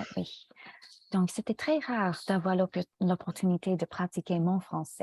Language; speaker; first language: French; non-native, fluent; English